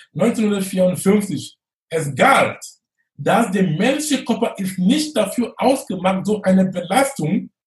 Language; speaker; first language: German; non-native, fluent; English